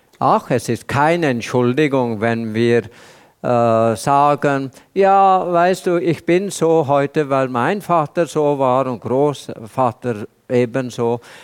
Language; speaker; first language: German; non-native, fluent; Welsh